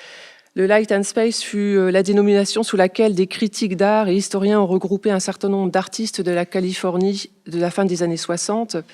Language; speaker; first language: French; native; French